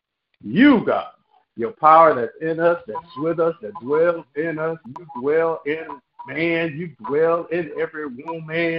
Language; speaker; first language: English; native; English